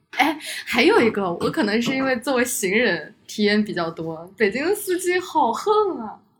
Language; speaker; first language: Chinese; native; Chinese